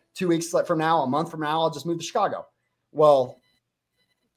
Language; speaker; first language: English; native; English